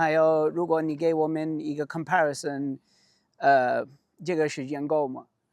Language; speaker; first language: Chinese; non-native, learner; English